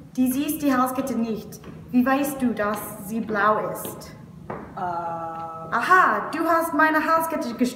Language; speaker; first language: German; non-native, learner; English